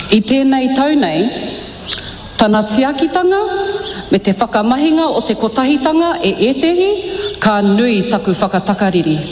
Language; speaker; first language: Māori; native; Māori